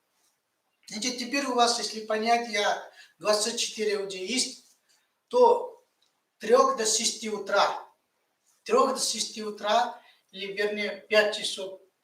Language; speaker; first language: Russian; non-native, fluent; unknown